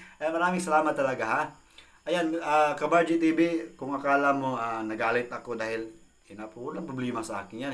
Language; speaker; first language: Filipino; non-native, local second language; Cebuano